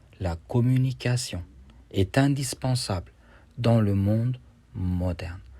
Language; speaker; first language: French; non-native, fluent; Turkish